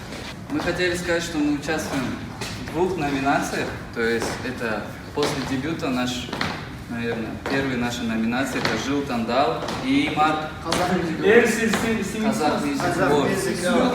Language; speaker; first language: Russian; non-native, local second language; Kazakh